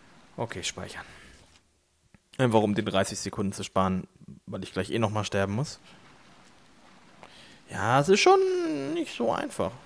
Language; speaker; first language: German; native; German